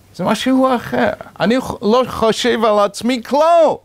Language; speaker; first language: Hebrew; non-native, fluent; English